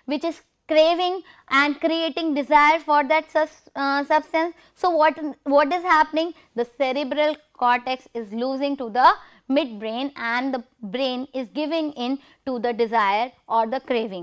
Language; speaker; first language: English; non-native, local second language; Hindi